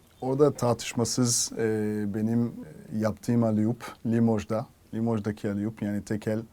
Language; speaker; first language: Turkish; non-native, fluent; French